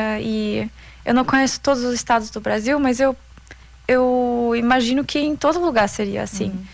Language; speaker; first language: Portuguese; non-native, fluent; German